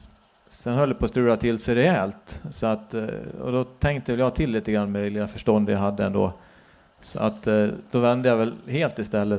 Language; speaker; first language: Swedish; native; Swedish